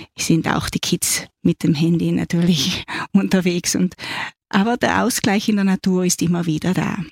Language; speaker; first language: German; native; German